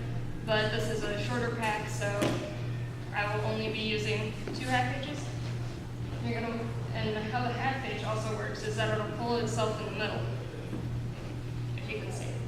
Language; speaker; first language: English; native; English